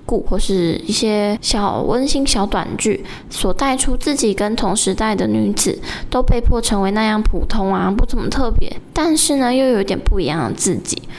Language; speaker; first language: Chinese; native; Chinese